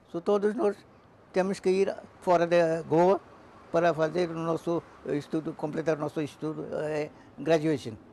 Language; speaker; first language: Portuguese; non-native, local second language; Konkani